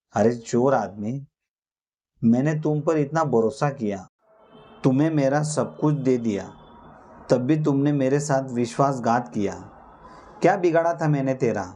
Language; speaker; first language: Hindi; non-native, local second language; Marathi